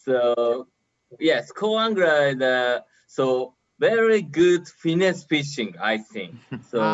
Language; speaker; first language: English; non-native, learner; Japanese